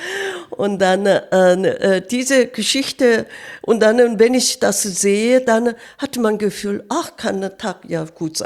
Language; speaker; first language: German; non-native, fluent; Korean